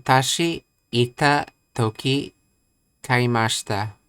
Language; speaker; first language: Japanese; non-native, learner; English